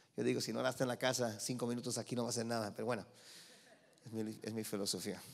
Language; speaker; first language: Spanish; early bilingual, heritage; Spanish